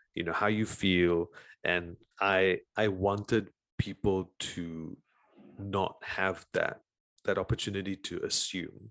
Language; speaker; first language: English; native; English